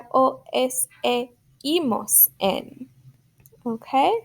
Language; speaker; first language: Spanish; non-native, fluent; English